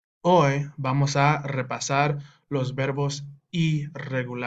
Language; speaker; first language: Spanish; non-native, fluent; English